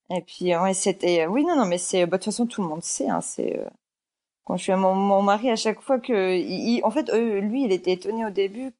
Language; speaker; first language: French; early bilingual, other home language; Georgian